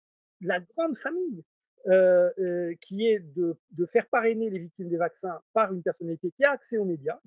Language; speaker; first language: French; native; French